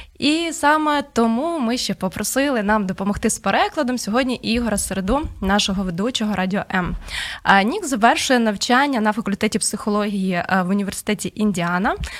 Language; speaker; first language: Ukrainian; native; Ukrainian